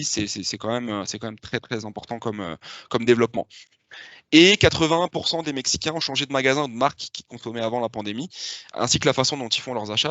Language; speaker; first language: French; native; French